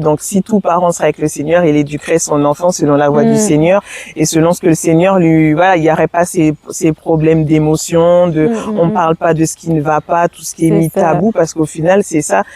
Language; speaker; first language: French; native; French